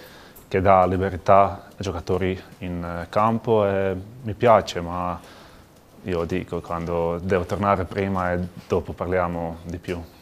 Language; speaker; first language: Italian; non-native, learner; Croatian